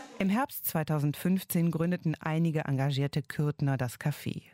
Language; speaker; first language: German; native; German